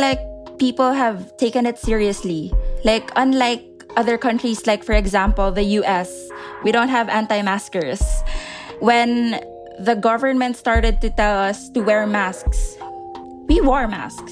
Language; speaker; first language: English; non-native, local second language; Filipino